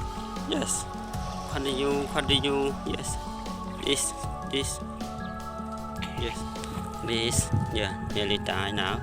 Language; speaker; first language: English; non-native, learner; Khmer